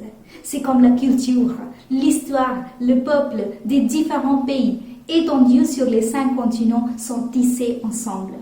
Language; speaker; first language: French; non-native, fluent; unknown